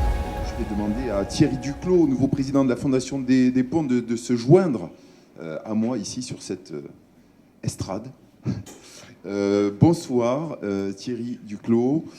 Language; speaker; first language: French; native; French